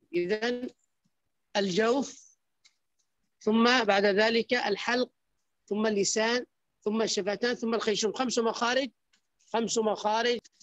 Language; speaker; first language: Arabic; non-native, fluent; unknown